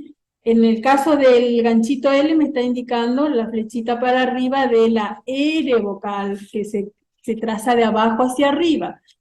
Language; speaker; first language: Spanish; native; Spanish